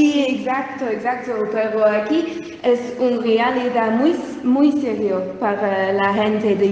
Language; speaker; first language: Spanish; non-native, learner; English